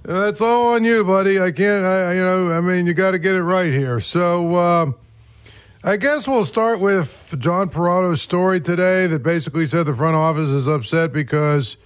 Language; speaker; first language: English; native; English